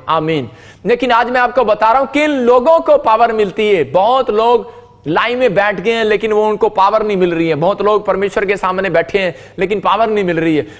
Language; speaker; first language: Hindi; non-native, local second language; Punjabi